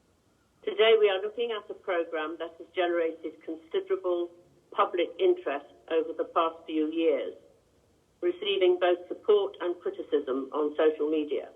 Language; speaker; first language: English; native; English